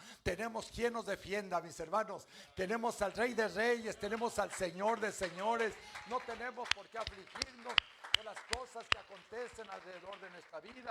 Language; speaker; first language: Spanish; native; Spanish